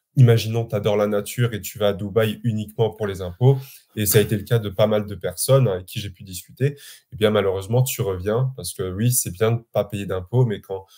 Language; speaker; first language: French; native; French